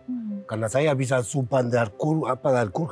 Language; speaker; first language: Indonesian; non-native, learner; Spanish